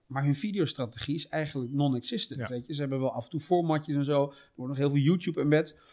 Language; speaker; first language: Dutch; native; Dutch